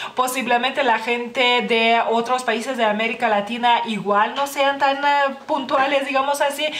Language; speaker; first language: Spanish; non-native, fluent; Lithuanian